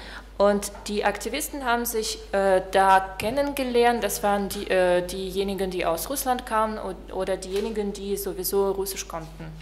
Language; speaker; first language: German; non-native, fluent; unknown